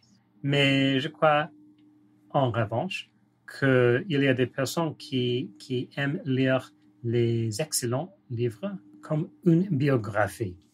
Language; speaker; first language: French; non-native, learner; English